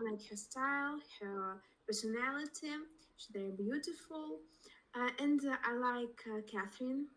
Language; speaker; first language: English; non-native, learner; Russian